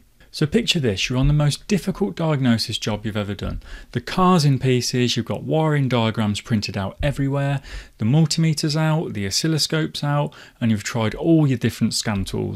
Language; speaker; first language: English; native; English